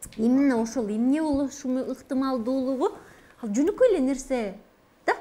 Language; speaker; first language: Kyrgyz; native; Kyrgyz